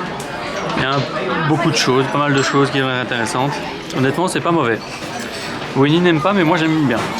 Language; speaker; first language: French; native; French